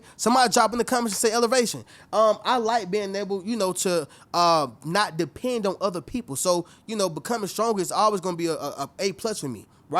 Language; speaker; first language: English; native; English